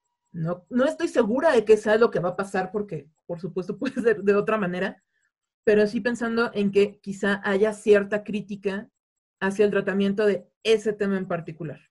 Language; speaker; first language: Spanish; native; Spanish